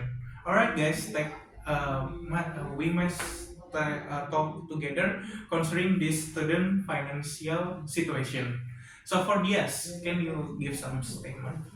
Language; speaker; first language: English; non-native, learner; Indonesian